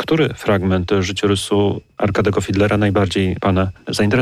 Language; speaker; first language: Polish; native; Polish